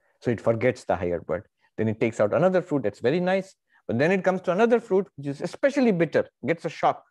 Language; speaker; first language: English; non-native, local second language; Bangla